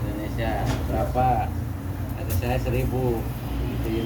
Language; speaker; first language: Indonesian; non-native, local second language; Sundanese